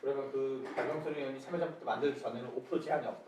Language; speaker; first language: Korean; native; Korean